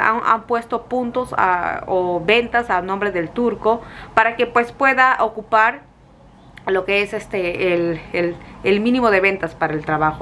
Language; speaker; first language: Spanish; native; Spanish